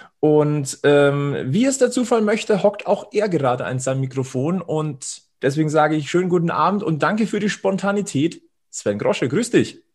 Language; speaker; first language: German; native; German